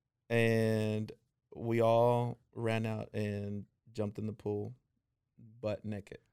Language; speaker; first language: English; non-native, fluent; Spanish